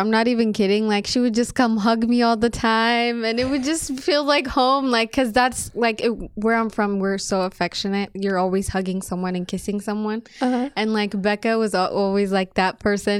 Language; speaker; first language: English; non-native, fluent; Amharic